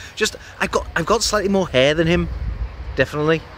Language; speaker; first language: English; native; English